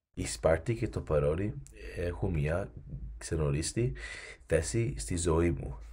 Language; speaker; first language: Greek; early bilingual, heritage; English